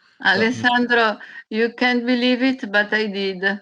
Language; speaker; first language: English; non-native, learner; Italian